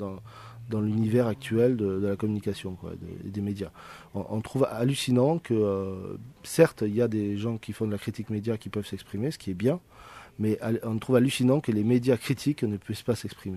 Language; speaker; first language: French; native; French